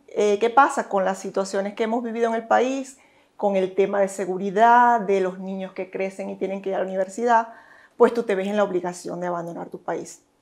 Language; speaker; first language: Spanish; native; Spanish